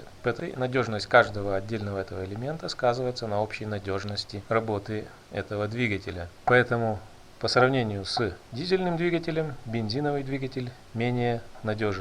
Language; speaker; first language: Russian; native; Russian